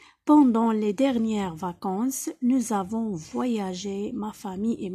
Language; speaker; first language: French; non-native, local second language; Arabic